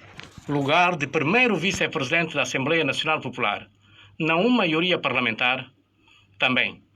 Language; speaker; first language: Portuguese; non-native, local second language; Upper Guinea Crioulo